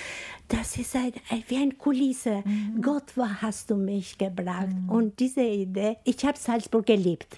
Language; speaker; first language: German; non-native, fluent; Albanian